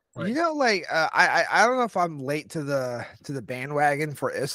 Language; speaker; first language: English; native; English